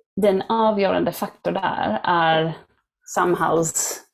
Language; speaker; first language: Swedish; non-native, fluent; English